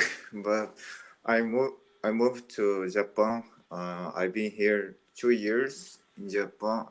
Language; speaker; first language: English; non-native, learner; Portuguese